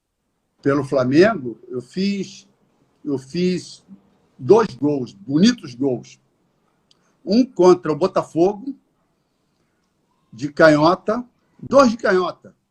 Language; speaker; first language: Portuguese; native; Portuguese